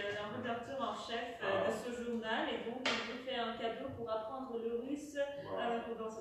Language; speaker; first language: French; non-native, fluent; Russian